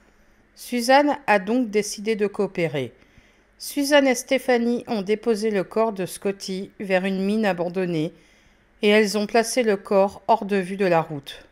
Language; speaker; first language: French; native; French